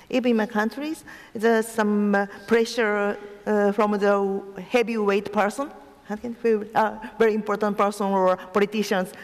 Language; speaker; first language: English; non-native, learner; Japanese